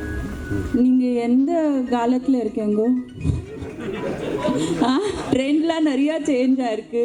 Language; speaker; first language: Tamil; non-native, local second language; Hindi